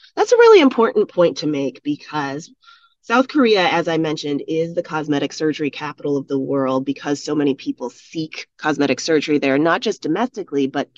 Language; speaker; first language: English; native; English